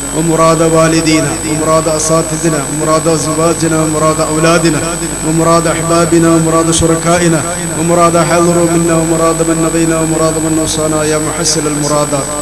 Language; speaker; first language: Arabic; non-native, fluent; Malayalam